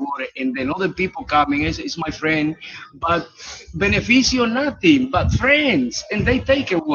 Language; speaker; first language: English; non-native, learner; Spanish